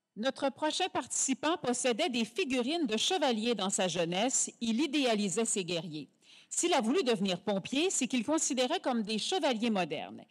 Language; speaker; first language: French; native; French